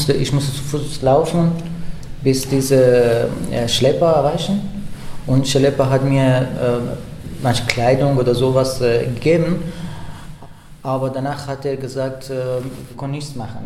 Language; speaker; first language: German; non-native, learner; Persian